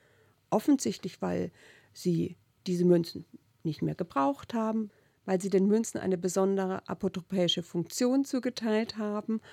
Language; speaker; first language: German; native; German